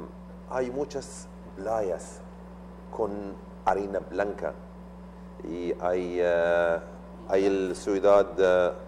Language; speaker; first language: Spanish; non-native, learner; Arabic